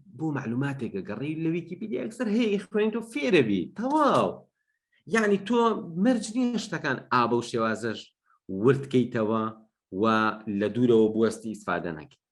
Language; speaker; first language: Central Kurdish; non-native, local second language; Gurani